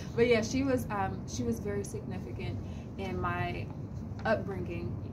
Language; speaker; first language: English; native; English